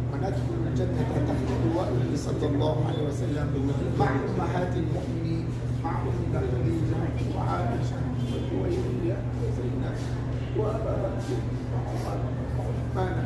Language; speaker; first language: Arabic; native; Arabic